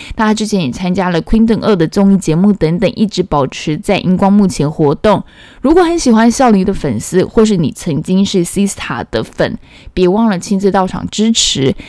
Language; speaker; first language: Chinese; non-native, fluent; Korean